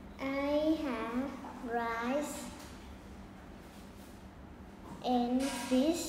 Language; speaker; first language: English; non-native, learner; Vietnamese